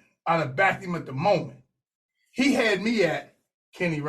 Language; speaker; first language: English; native; English